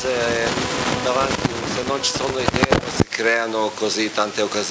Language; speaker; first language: Italian; non-native, fluent; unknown